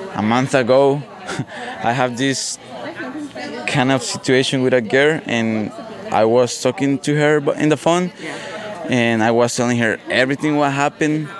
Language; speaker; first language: English; non-native, fluent; Spanish